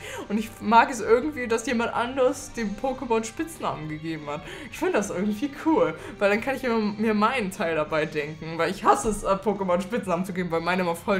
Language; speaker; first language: German; native; German